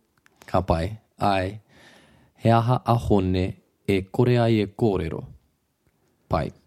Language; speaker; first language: Māori; non-native, fluent; English